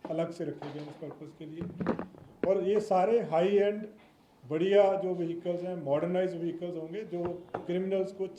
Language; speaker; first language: Hindi; non-native, local second language; Punjabi